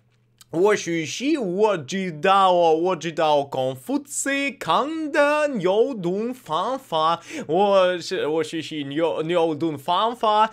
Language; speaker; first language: Chinese; non-native, learner; Russian